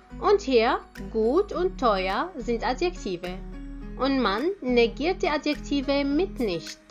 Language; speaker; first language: German; non-native, fluent; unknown